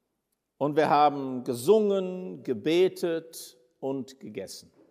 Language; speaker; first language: German; non-native, fluent; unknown